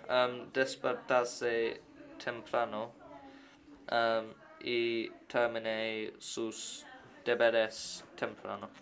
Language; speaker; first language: Spanish; non-native, learner; English